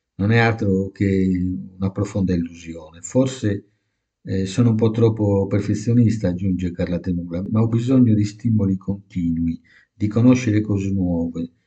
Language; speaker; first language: Italian; native; Italian